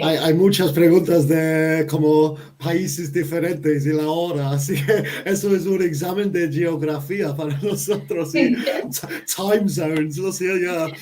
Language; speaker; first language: Spanish; non-native, fluent; English